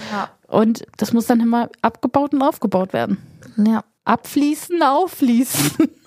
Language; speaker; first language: German; early bilingual, other home language; Polish